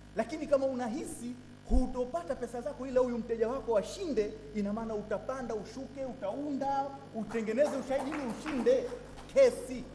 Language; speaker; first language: Swahili; native; Swahili